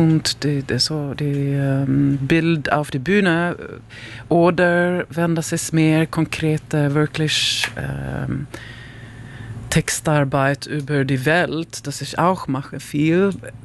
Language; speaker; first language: German; non-native, learner; Swedish